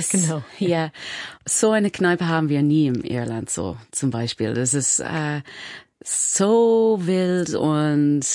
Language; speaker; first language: German; non-native, learner; English